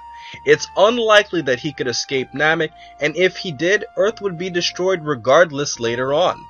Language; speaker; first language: English; native; English